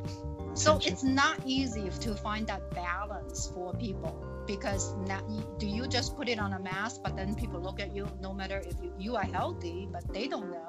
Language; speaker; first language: English; non-native, fluent; Chinese